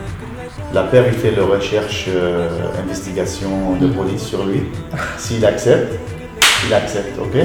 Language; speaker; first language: French; non-native, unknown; Arabic